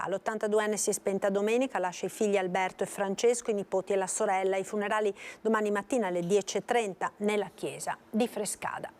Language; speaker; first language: Italian; native; Italian